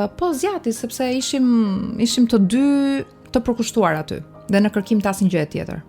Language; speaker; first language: Albanian; native; Albanian